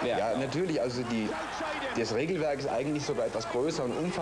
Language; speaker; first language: German; native; German